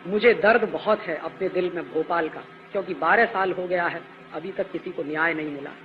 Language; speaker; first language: Hindi; native; Hindi